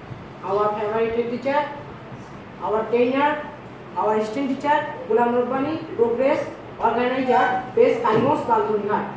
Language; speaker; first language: English; non-native, learner; Bangla